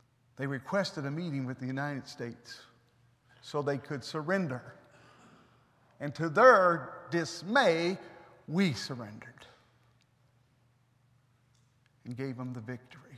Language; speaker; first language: English; native; English